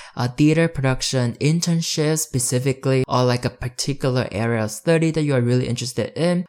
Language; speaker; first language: English; early bilingual, other home language; Vietnamese